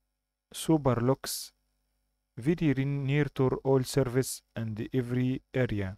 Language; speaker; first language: English; non-native, learner; Arabic